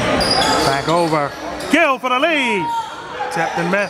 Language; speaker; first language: English; native; English